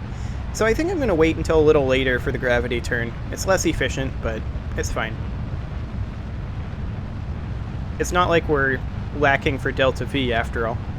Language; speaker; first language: English; native; English